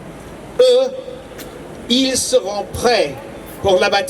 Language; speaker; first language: French; non-native, fluent; English